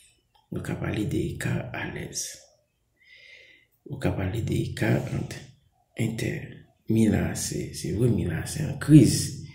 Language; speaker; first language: French; non-native, local second language; Haitian Creole